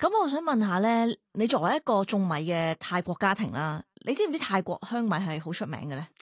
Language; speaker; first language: Cantonese; native; Cantonese